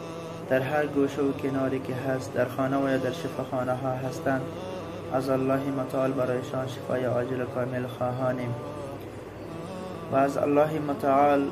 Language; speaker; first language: Persian; native; Persian